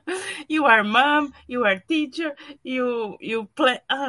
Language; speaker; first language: English; non-native, learner; Portuguese